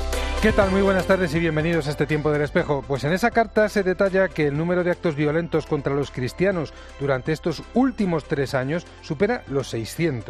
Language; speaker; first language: Spanish; native; Spanish